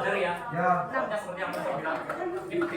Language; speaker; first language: Indonesian; native; Indonesian